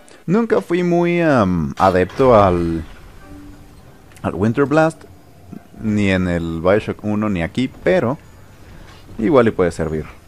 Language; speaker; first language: Spanish; native; Spanish